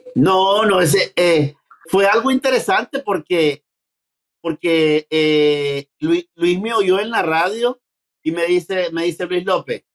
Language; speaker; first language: Spanish; native; Spanish